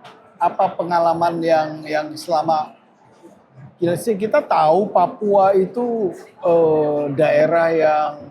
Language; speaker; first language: Indonesian; native; Indonesian